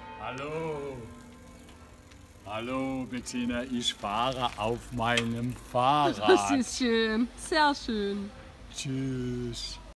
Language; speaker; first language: German; non-native, fluent; Danish